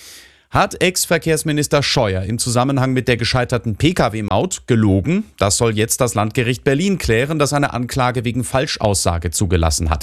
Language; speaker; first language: German; native; German